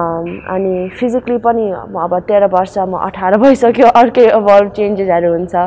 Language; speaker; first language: Nepali; early bilingual, heritage; Nepali